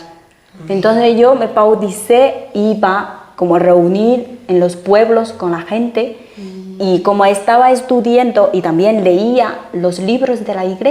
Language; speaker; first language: Spanish; non-native, fluent; Chinese